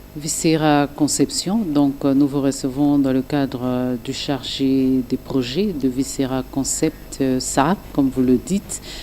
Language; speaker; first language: French; non-native, local second language; Lingala